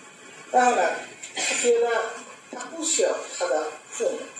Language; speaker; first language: Chinese; non-native, learner; Bangla